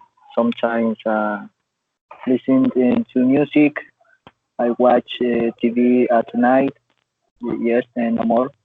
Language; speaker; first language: English; non-native, learner; Spanish